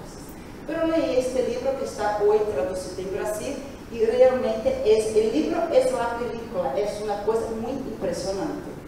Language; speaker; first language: Spanish; non-native, learner; Portuguese